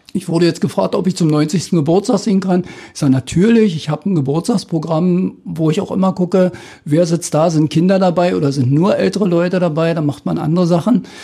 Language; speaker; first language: German; native; German